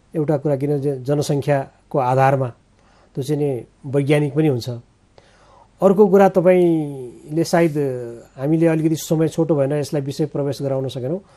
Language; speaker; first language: Nepali; native; Nepali